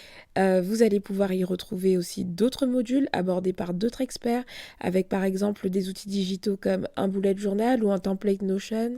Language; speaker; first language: French; native; French